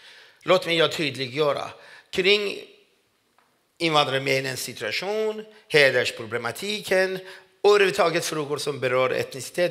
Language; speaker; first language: Swedish; non-native, fluent; Persian